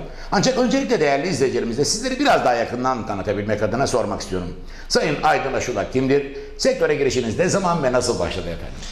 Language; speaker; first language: Turkish; native; Turkish